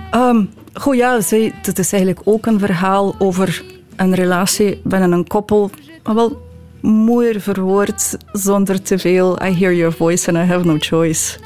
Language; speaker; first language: Dutch; non-native, fluent; Ukrainian